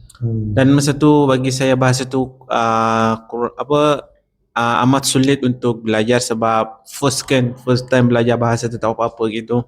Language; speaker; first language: Indonesian; non-native, learner; Arabic